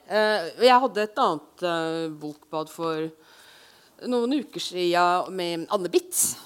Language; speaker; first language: Norwegian; native; Norwegian